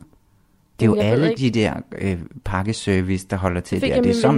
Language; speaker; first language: Danish; native; Danish